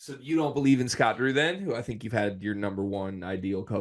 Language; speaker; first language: English; native; English